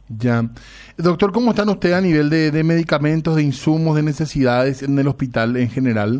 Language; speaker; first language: Spanish; native; Spanish